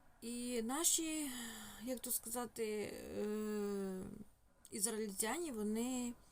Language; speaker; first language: Ukrainian; non-native, local second language; Russian